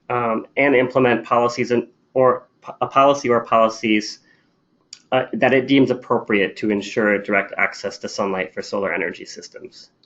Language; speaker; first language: English; native; English